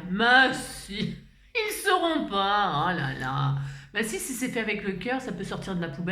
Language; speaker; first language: French; native; French